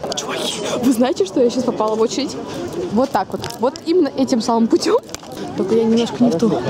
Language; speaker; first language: Russian; native; Russian